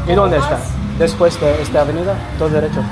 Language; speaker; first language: Spanish; non-native, learner; English